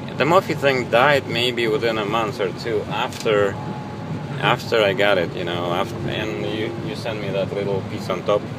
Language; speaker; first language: English; non-native, fluent; Russian